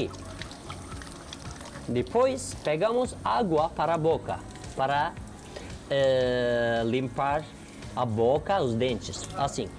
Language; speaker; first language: Portuguese; non-native, learner; Turkish